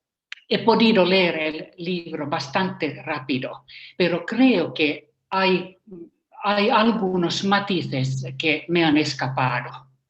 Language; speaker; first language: Spanish; non-native, fluent; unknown